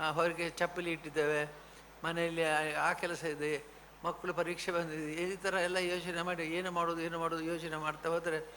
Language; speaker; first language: Kannada; non-native, local second language; Tulu